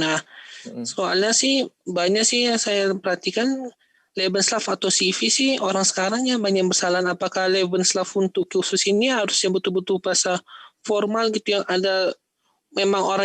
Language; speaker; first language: Indonesian; native; Indonesian